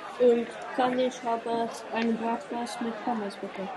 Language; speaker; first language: German; non-native, learner; English